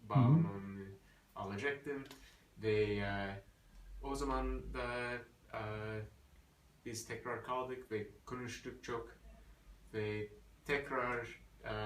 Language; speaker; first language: Turkish; non-native, learner; English